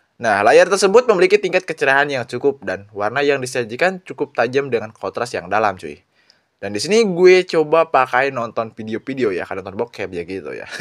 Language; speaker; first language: Indonesian; non-native, local second language; Sundanese